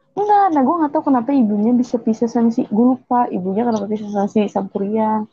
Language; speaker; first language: Indonesian; early bilingual, heritage; English